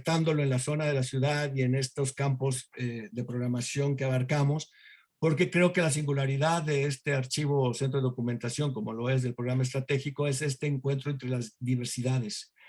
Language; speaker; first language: Spanish; native; Spanish